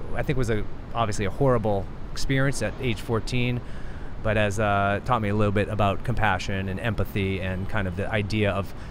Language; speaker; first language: English; native; English